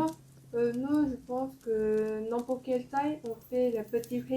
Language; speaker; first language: French; non-native, fluent; Korean